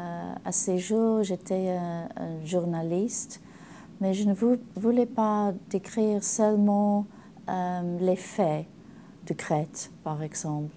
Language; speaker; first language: French; non-native, learner; English